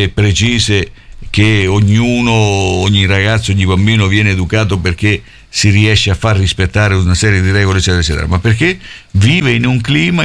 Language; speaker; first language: Italian; native; Italian